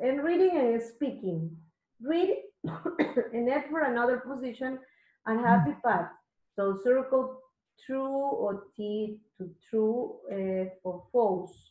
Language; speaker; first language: English; non-native, learner; Spanish